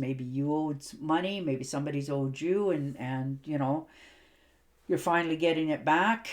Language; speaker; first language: English; native; English